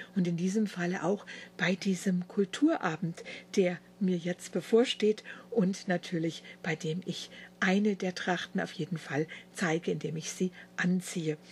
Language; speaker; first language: German; native; German